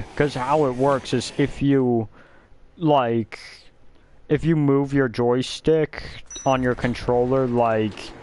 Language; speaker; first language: English; native; English